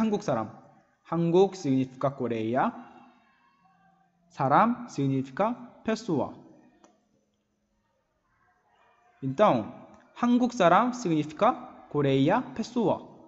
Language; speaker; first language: Portuguese; non-native, learner; Korean